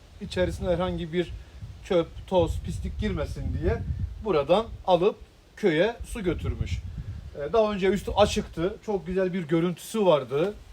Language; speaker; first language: Turkish; native; Turkish